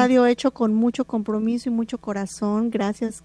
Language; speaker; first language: Spanish; native; Spanish